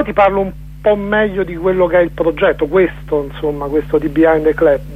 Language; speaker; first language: Italian; native; Italian